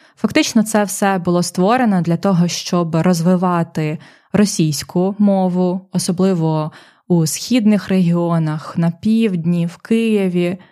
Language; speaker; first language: Ukrainian; native; Ukrainian